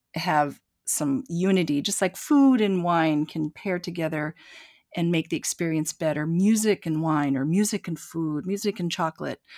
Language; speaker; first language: English; native; English